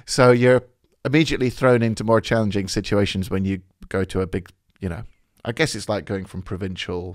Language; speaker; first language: English; native; English